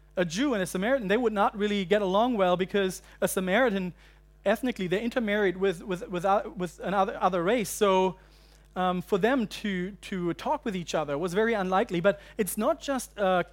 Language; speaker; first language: English; non-native, fluent; German